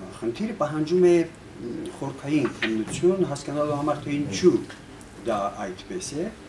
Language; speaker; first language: Armenian; native; Armenian